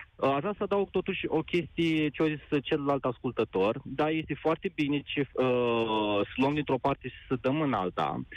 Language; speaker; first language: Romanian; native; Romanian